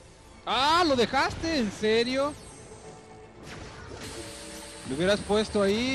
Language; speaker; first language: Spanish; native; Spanish